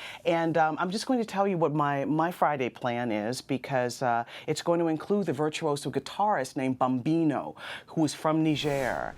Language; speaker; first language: English; native; English